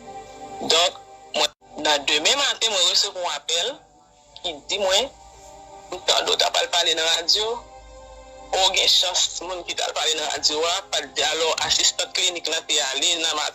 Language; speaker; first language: Haitian Creole; native; Haitian Creole